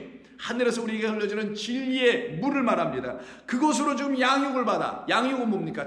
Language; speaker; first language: Korean; native; Korean